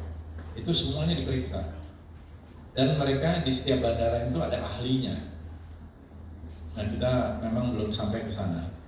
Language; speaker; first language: Indonesian; native; Indonesian